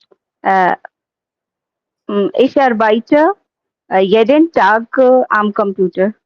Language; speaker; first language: German; non-native, learner; Hindi